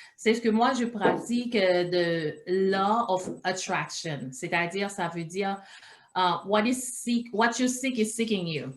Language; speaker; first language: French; non-native, local second language; Haitian Creole